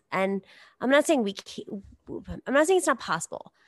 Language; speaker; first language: English; native; English